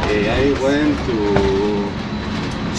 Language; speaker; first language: English; non-native, fluent; Spanish